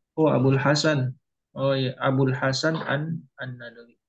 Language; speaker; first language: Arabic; non-native, learner; Indonesian